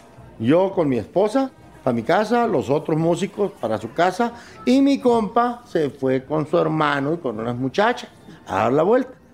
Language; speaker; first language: Spanish; native; Spanish